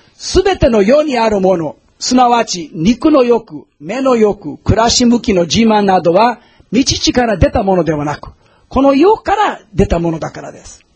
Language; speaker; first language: Japanese; non-native, fluent; English